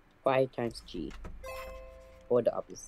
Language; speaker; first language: English; native; English